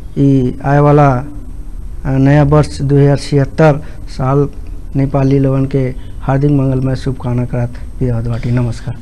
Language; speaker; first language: Bhojpuri; non-native, local second language; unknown